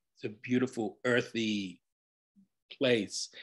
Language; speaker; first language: English; native; English